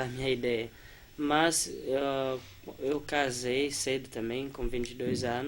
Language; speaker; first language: Portuguese; non-native, fluent; Haitian Creole